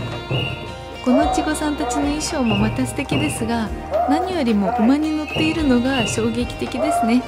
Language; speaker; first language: Japanese; non-native, fluent; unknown